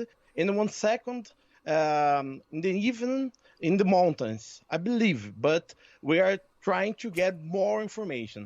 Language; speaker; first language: English; non-native, learner; Portuguese